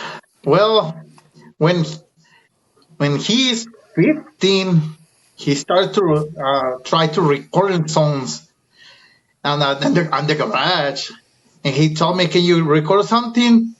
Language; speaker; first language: English; early bilingual, other home language; Spanish